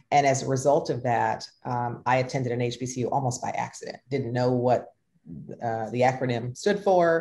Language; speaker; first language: English; native; English